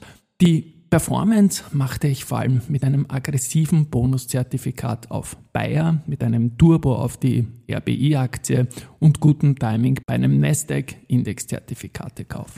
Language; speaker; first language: German; native; German